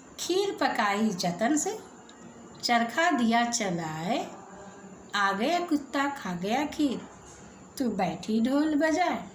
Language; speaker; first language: Hindi; native; Hindi